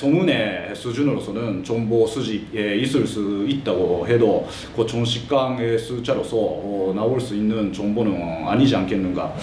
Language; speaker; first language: Korean; early bilingual, heritage; Korean